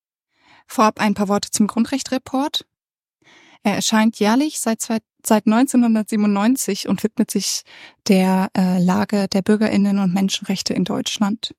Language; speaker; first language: German; native; German